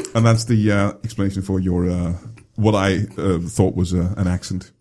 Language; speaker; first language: English; non-native, fluent; Danish